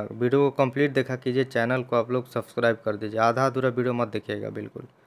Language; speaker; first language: Hindi; native; Hindi